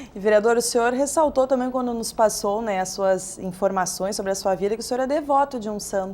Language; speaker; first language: Portuguese; native; Portuguese